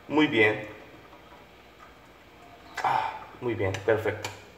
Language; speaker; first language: Spanish; non-native, learner; Korean